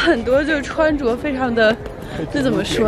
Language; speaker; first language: Chinese; native; Chinese